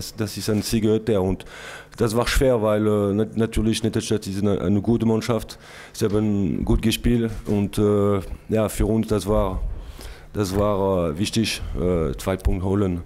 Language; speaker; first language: German; non-native, learner; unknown